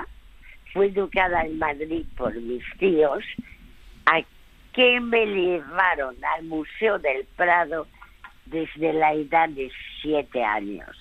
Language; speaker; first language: Spanish; early bilingual, other home language; French